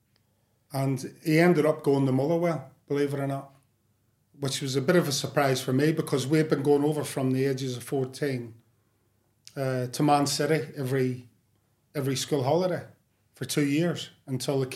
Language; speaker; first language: English; native; English